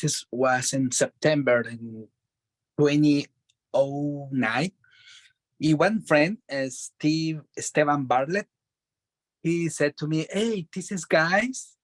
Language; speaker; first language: English; non-native, learner; Spanish